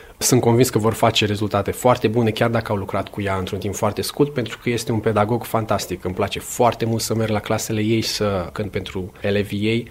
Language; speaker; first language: Romanian; native; Romanian